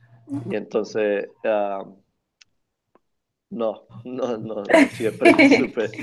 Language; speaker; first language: Spanish; early bilingual, other home language; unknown